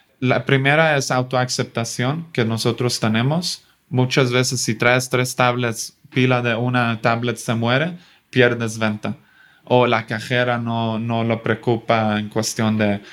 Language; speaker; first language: Spanish; non-native, fluent; Swedish